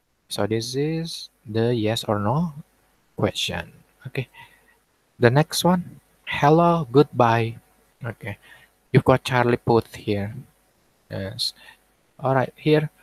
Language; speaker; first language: English; non-native, fluent; Indonesian